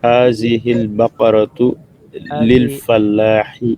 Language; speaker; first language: Arabic; non-native, learner; French